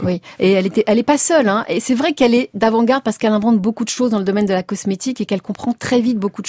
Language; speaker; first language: French; native; French